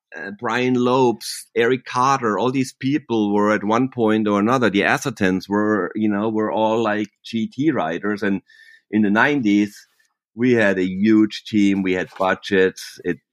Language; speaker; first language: English; non-native, fluent; German